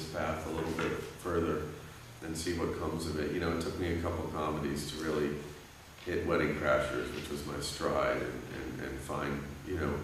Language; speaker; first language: English; native; English